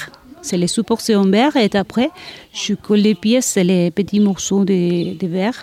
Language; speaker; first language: French; non-native, learner; Spanish